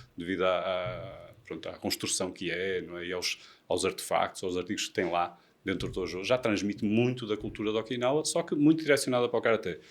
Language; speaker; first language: Portuguese; native; Portuguese